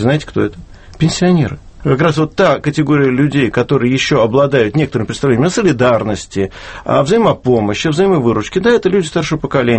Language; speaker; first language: Russian; native; Russian